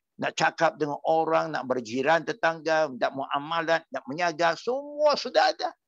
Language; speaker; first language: Malay; non-native, local second language; Chinese